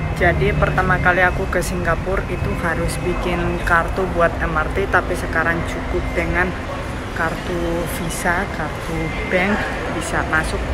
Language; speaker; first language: Indonesian; non-native, fluent; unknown